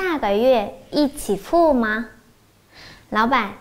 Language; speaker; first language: Chinese; non-native, fluent; Vietnamese